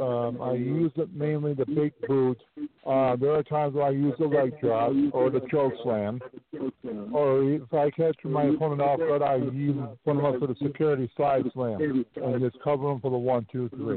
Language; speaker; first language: English; native; English